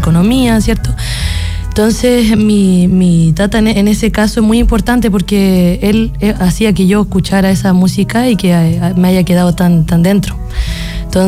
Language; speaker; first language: Spanish; native; Spanish